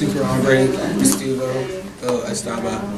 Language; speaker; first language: Spanish; non-native, learner; English